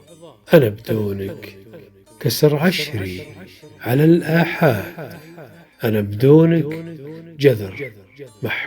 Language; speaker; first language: Arabic; native; Arabic